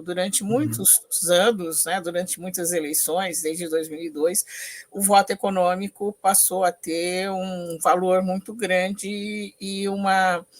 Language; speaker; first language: Portuguese; native; Portuguese